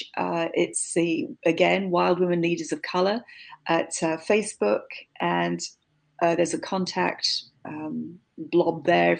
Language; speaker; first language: English; native; English